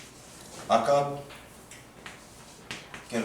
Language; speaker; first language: French; non-native, fluent; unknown